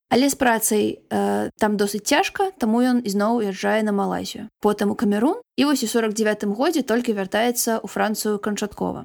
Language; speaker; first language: Belarusian; non-native, local second language; Russian